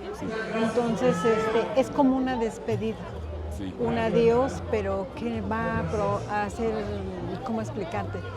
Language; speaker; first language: Spanish; native; Spanish